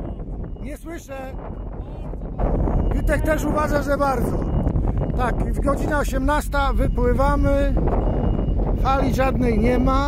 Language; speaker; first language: Polish; native; Polish